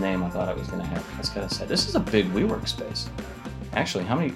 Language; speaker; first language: English; native; English